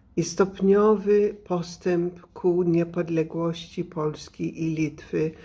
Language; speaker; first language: Polish; early bilingual, other home language; English